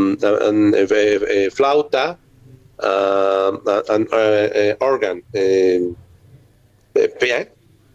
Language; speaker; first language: English; non-native, learner; Spanish